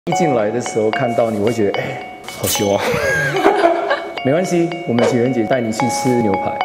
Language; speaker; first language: Chinese; non-native, fluent; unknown